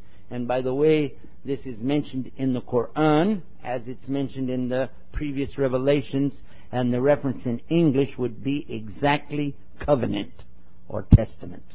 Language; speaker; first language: English; native; English